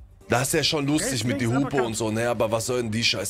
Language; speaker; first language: German; native; German